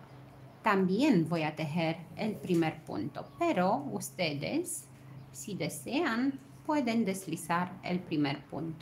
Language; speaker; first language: Spanish; non-native, fluent; Romanian